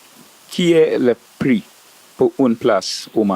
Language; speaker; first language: French; non-native, learner; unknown